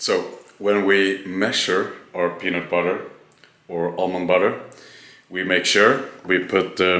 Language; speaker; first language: English; non-native, fluent; Swedish